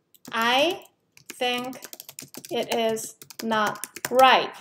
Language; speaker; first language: English; non-native, fluent; Korean